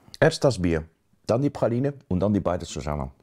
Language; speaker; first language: German; non-native, learner; Dutch